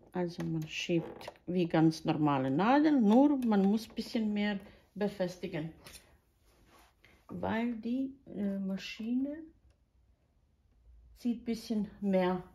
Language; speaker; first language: German; non-native, fluent; Croatian